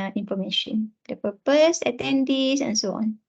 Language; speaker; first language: English; non-native, local second language; Malay